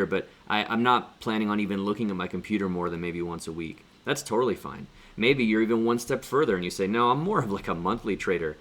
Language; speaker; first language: English; native; English